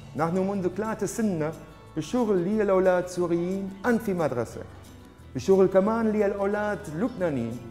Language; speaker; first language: Arabic; non-native, learner; German